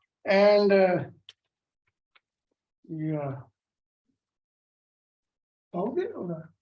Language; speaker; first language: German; non-native, learner; Urdu